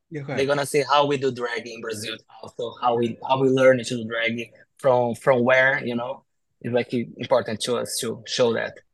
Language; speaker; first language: English; non-native, learner; Portuguese